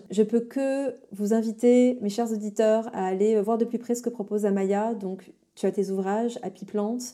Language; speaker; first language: French; native; French